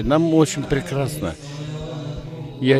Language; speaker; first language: Russian; non-native, local second language; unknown